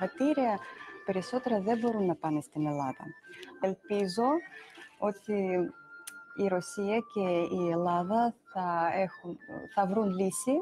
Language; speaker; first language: Greek; early bilingual, heritage; Greek